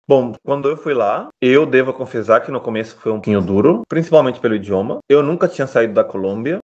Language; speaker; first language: Portuguese; non-native, fluent; Spanish